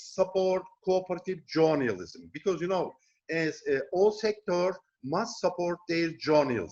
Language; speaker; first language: English; non-native, learner; Turkish